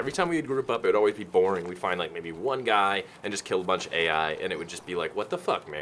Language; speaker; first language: English; native; English